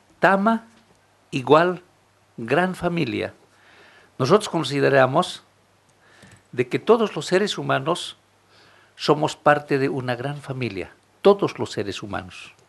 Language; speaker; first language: Spanish; non-native, local second language; Aymara